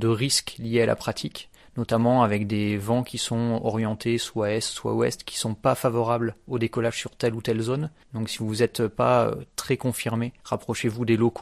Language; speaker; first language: French; native; French